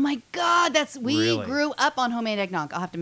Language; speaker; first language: English; native; English